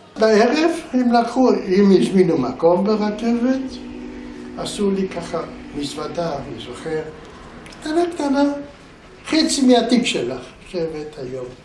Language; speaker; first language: Hebrew; non-native, fluent; German